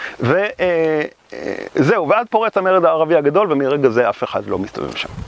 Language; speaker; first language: Hebrew; native; Hebrew